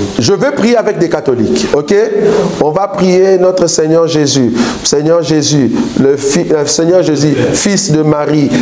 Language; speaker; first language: French; non-native, local second language; Lingala